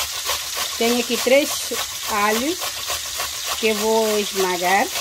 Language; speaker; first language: Portuguese; non-native, local second language; Upper Guinea Crioulo